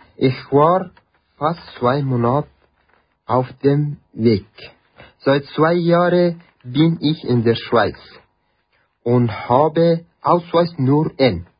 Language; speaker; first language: German; non-native, learner; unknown